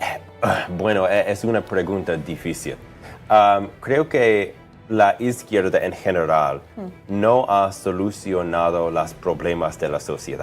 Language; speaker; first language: Spanish; non-native, fluent; English